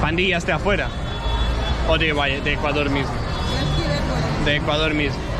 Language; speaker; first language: Spanish; non-native, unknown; Danish